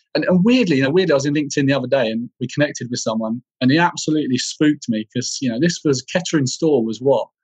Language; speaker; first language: English; native; English